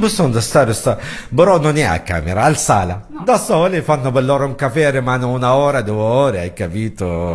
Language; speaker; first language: Italian; non-native, learner; Arabic